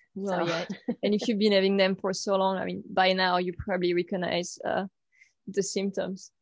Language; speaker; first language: English; non-native, fluent; French